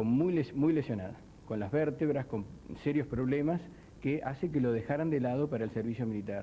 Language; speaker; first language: Spanish; native; Spanish